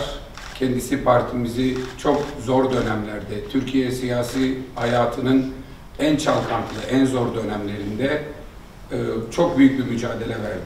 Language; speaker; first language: Turkish; native; Turkish